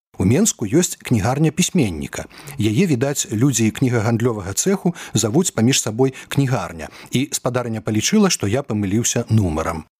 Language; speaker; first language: Belarusian; native; Belarusian